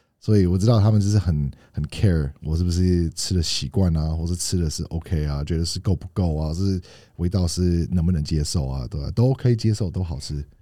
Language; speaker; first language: Chinese; non-native, fluent; English